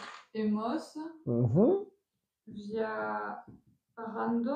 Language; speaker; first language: Spanish; non-native, learner; French